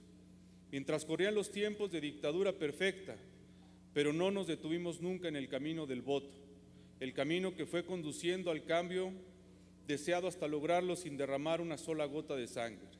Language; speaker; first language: Spanish; native; Spanish